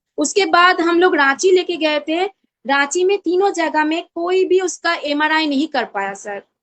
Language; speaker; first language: Hindi; non-native, local second language; Bangla